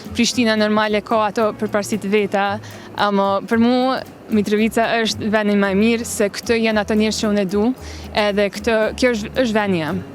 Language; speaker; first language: Albanian; early bilingual, other home language; English